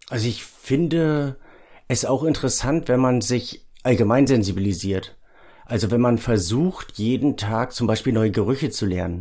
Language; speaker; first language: German; native; German